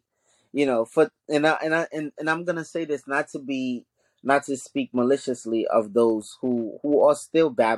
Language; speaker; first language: English; early bilingual, other home language; Haitian Creole